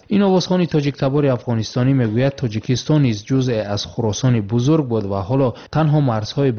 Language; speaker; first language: Tajik; native; Tajik